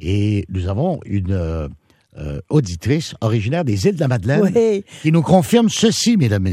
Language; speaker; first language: French; native; French